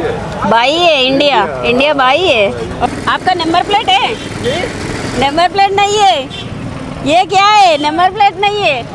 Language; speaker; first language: Hindi; non-native, local second language; Telugu